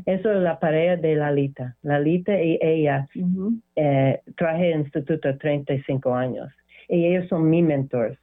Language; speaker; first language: Spanish; non-native, learner; English